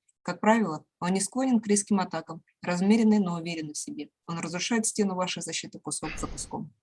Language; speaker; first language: Russian; native; Russian